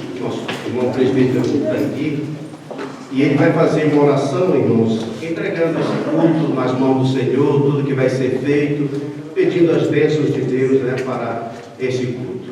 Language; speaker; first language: Portuguese; native; Portuguese